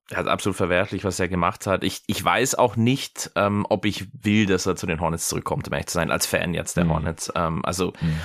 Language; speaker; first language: German; early bilingual, other home language; English